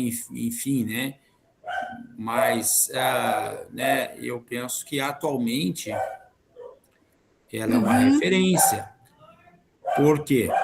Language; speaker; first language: Portuguese; native; Portuguese